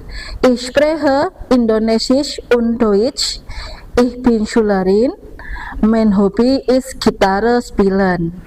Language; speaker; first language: German; non-native, fluent; Indonesian